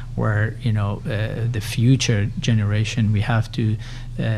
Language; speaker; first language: English; non-native, fluent; Persian